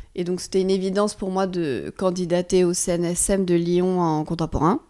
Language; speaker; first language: French; native; French